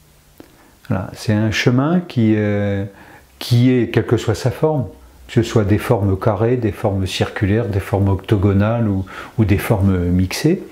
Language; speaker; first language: French; native; French